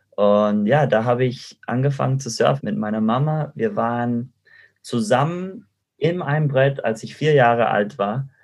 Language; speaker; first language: German; non-native, fluent; Spanish